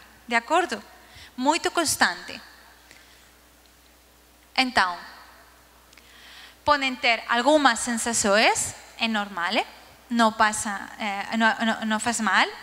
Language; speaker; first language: Portuguese; non-native, learner; Spanish